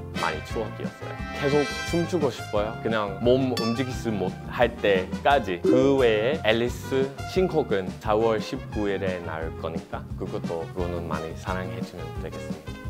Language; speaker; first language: Korean; non-native, fluent; English